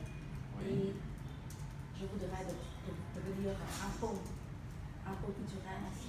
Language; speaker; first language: French; non-native, learner; Vietnamese